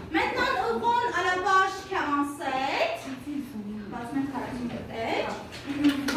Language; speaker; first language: French; non-native, learner; Armenian